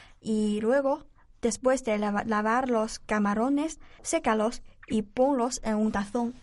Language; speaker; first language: Spanish; non-native, learner; Chinese